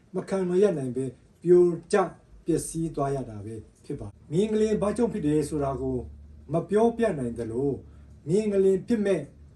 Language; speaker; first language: Burmese; non-native, local second language; Hakha Chin